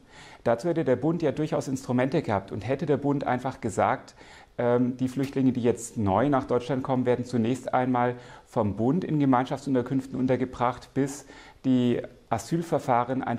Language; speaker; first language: German; native; German